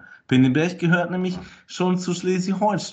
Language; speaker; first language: German; native; German